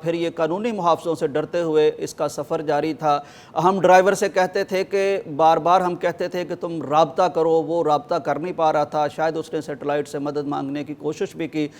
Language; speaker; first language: Urdu; native; Urdu